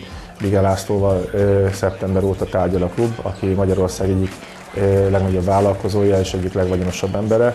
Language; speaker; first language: Hungarian; native; Hungarian